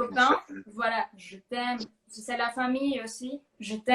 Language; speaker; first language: French; non-native, fluent; Spanish